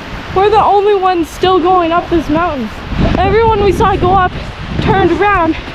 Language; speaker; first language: English; native; English